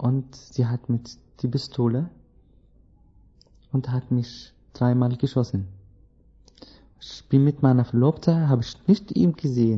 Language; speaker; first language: German; non-native, learner; Arabic